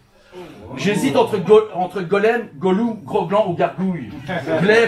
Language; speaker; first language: French; early bilingual, other home language; Turkish